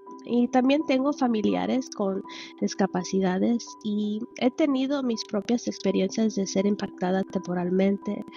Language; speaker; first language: Spanish; early bilingual, heritage; Spanish